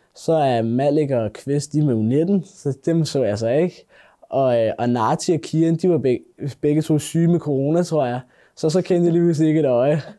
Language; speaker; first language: Danish; native; Danish